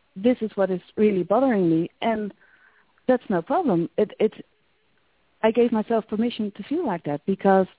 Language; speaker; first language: English; non-native, fluent; Dutch